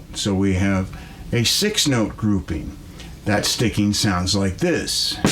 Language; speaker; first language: English; native; English